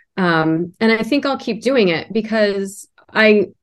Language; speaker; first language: English; native; English